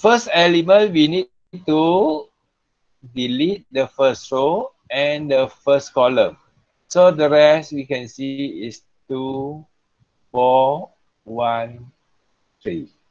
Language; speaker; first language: English; non-native, local second language; Malay